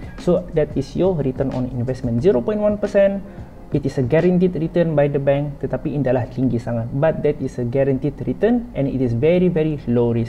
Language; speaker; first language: English; non-native, local second language; Malay